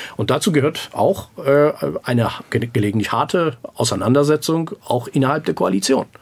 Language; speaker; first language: German; early bilingual, other home language; Persian